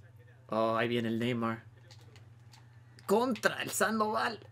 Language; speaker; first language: Spanish; early bilingual, heritage; Spanish